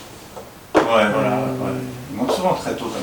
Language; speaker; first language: French; native; French